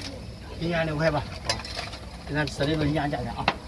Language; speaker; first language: Chinese; native; Chinese